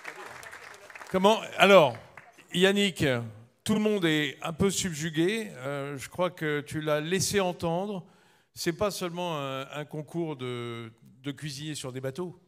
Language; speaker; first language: French; native; French